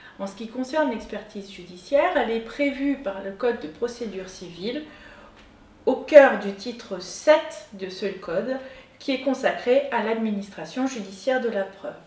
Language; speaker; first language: French; native; French